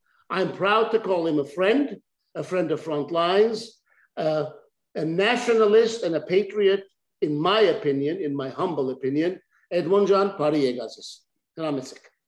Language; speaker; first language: English; native; English